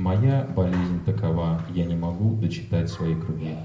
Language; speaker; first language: Russian; native; Russian